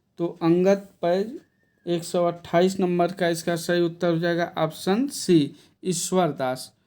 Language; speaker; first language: Hindi; native; Hindi